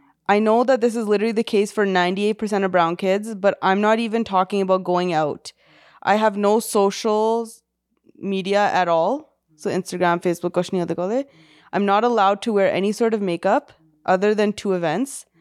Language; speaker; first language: English; early bilingual, other home language; Punjabi